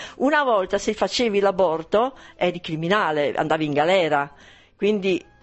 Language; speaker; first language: Italian; non-native, local second language; German